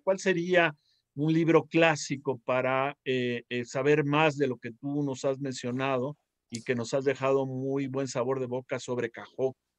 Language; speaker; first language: Spanish; native; Spanish